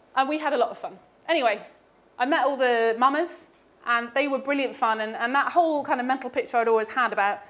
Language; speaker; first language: English; native; English